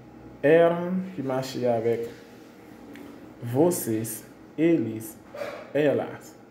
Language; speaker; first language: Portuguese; non-native, fluent; Haitian Creole